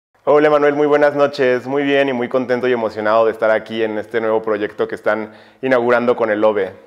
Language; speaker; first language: Spanish; native; Spanish